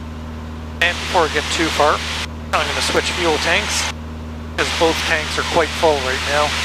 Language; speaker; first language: English; native; English